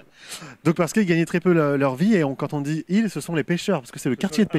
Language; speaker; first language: French; native; French